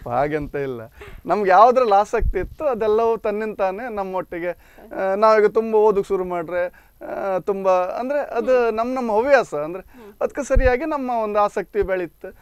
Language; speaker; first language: Kannada; non-native, local second language; Konkani